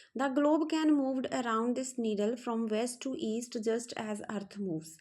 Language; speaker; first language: English; non-native, local second language; Punjabi